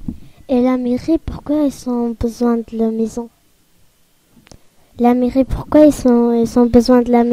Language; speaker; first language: French; early bilingual, other home language; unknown